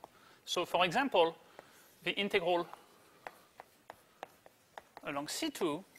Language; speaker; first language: English; native; English